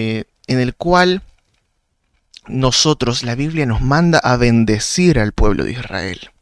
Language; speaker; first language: Spanish; native; Spanish